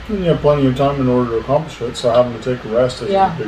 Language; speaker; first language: English; native; English